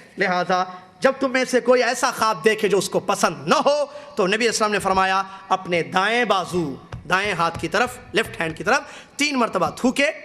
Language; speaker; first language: Urdu; native; Urdu